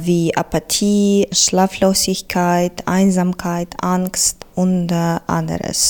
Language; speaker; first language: German; non-native, fluent; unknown